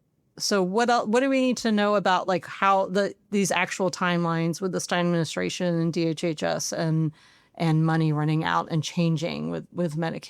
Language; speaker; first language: English; native; English